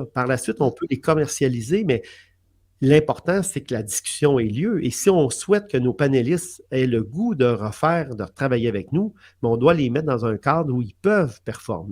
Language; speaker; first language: French; native; French